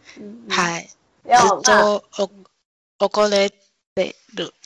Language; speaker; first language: Japanese; non-native, learner; Chinese